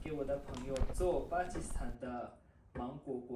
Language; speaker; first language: Chinese; non-native, fluent; Urdu